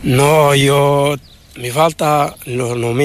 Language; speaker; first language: Spanish; non-native, learner; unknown